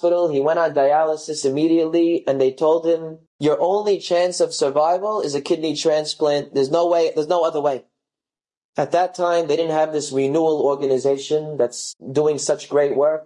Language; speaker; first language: English; native; English